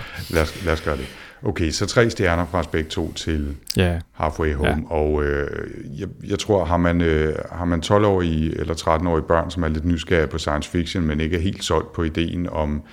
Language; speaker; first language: Danish; native; Danish